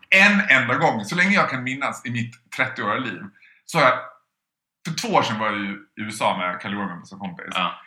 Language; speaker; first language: Swedish; native; Swedish